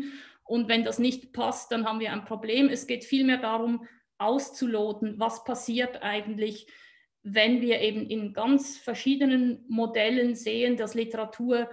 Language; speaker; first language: German; native; German